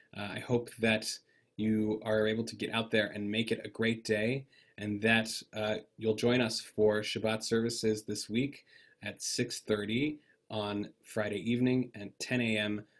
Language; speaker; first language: English; native; English